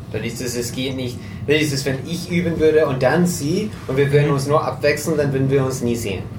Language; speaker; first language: German; native; German